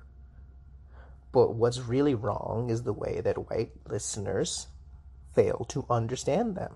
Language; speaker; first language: English; native; English